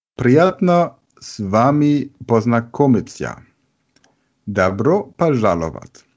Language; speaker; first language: Russian; non-native, learner; German